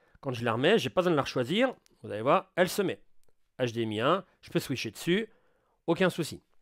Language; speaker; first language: French; native; French